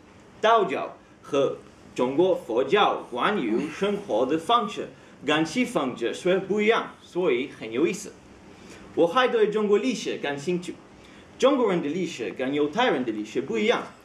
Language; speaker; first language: Chinese; non-native, learner; Hebrew